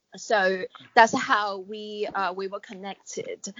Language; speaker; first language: English; non-native, fluent; Chinese